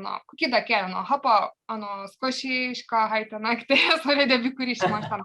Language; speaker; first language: Japanese; non-native, fluent; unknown